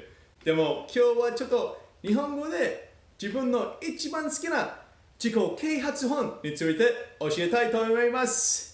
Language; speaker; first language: Japanese; non-native, learner; English